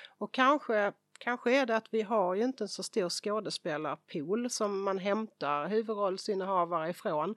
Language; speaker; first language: Swedish; native; Swedish